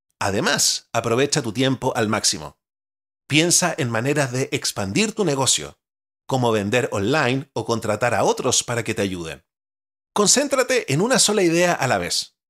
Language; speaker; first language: Spanish; native; Spanish